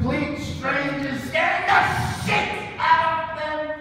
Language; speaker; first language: English; native; English